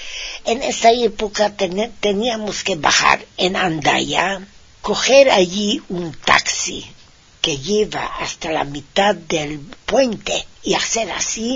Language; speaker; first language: Spanish; non-native, fluent; Hungarian